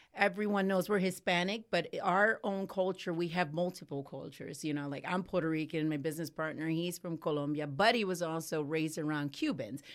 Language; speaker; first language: English; native; English